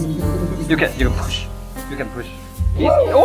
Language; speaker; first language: English; non-native, learner; Chinese